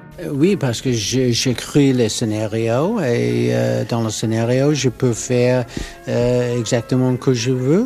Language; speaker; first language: French; non-native, learner; English